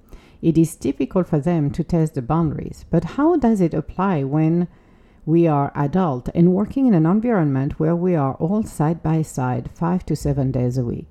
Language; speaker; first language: English; non-native, fluent; French